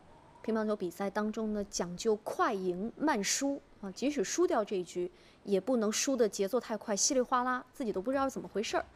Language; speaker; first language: Chinese; native; Chinese